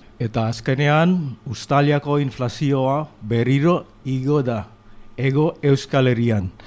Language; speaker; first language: Basque; non-native, local second language; Spanish